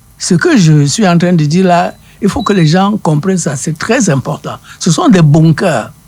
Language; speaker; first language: French; non-native, local second language; Duala